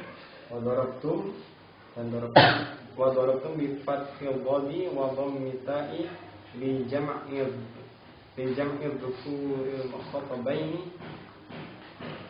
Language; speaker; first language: Arabic; non-native, learner; Indonesian